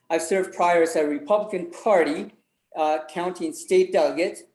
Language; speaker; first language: English; early bilingual, other home language; Vietnamese